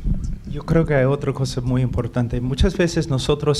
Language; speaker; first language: Spanish; non-native, fluent; English